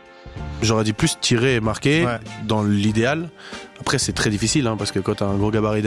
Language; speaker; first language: French; native; French